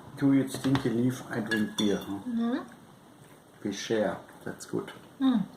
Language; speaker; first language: English; non-native, fluent; German